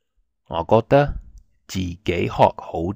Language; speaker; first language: Cantonese; non-native, fluent; English